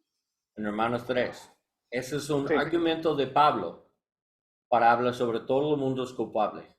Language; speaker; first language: Spanish; non-native, learner; English